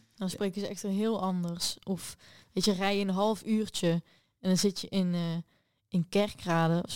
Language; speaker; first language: Dutch; non-native, local second language; Limburgish